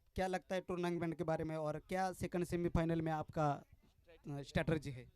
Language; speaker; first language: Hindi; non-native, local second language; Marathi